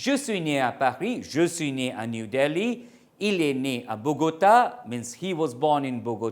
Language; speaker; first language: French; non-native, fluent; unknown